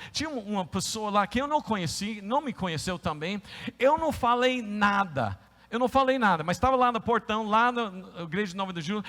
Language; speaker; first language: Portuguese; non-native, fluent; English